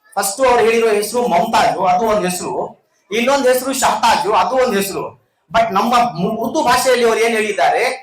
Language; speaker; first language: Kannada; non-native, local second language; Urdu